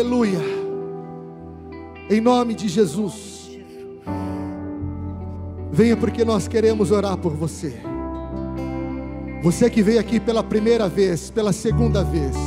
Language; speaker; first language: Portuguese; native; Portuguese